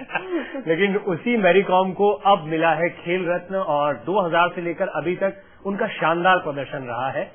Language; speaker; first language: Hindi; native; Hindi